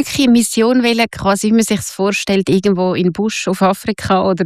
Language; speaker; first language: German; native; German